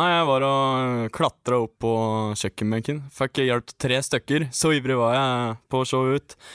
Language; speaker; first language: Norwegian; native; Norwegian